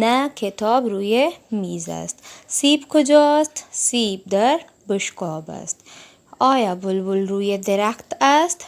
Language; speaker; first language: Persian; non-native, fluent; Urdu